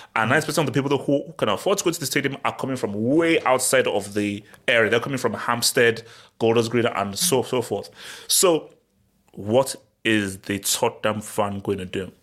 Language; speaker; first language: English; early bilingual, other home language; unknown